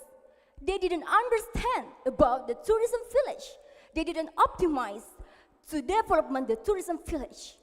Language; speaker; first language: English; non-native, learner; Indonesian